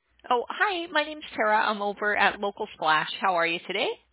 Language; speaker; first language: English; native; English